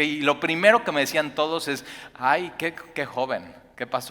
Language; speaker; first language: Spanish; native; Spanish